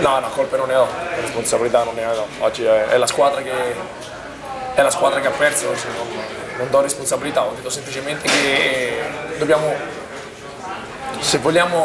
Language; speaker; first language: Italian; native; Italian